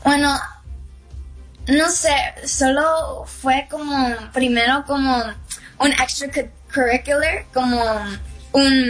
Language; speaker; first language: Spanish; early bilingual, heritage; Spanish